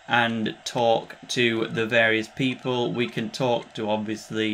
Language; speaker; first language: English; native; English